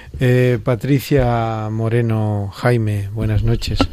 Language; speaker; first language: Spanish; native; Spanish